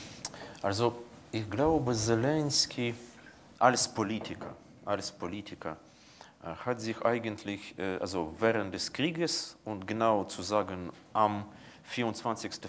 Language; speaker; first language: German; non-native, fluent; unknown